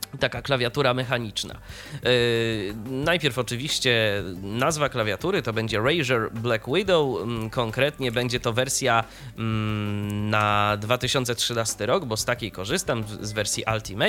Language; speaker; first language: Polish; native; Polish